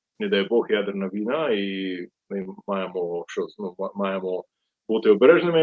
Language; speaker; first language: Ukrainian; non-native, fluent; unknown